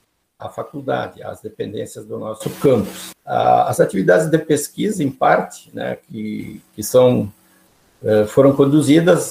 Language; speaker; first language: Portuguese; native; Portuguese